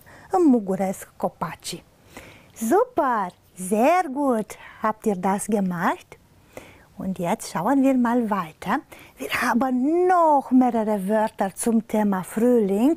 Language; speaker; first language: German; non-native, fluent; Romanian